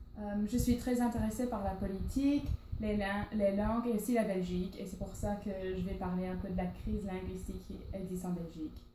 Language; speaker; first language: French; non-native, learner; English